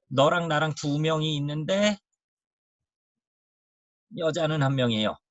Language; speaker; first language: Korean; native; Korean